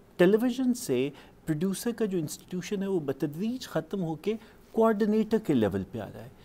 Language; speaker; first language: Urdu; native; Urdu